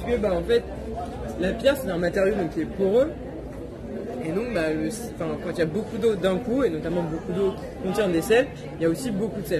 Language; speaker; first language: French; native; French